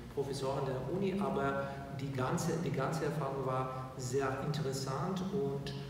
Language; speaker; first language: German; non-native, fluent; Ukrainian